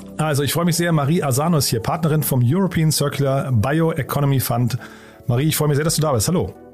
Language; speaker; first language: German; native; German